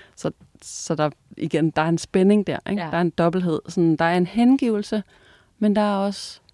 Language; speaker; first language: Danish; native; Danish